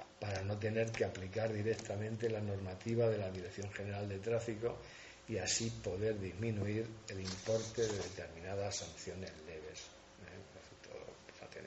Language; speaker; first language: Spanish; native; Spanish